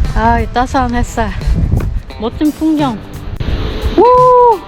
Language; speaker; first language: Korean; native; Korean